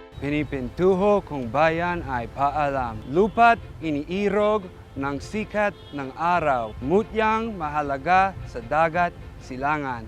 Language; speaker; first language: Filipino; non-native, learner; English